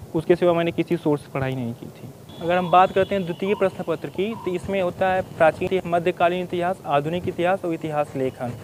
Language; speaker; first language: Hindi; native; Hindi